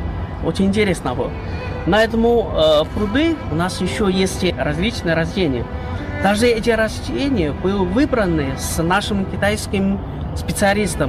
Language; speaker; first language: Russian; non-native, learner; Chinese